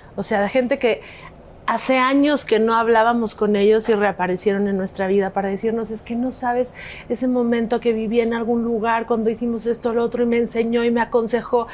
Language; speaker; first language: Spanish; native; Spanish